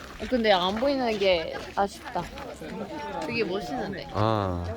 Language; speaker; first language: Korean; non-native, fluent; French